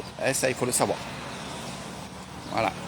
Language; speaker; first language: French; native; French